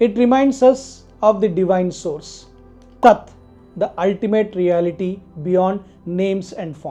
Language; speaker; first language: English; non-native, local second language; Telugu